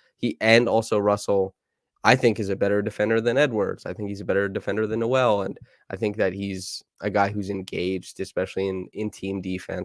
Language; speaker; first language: English; native; English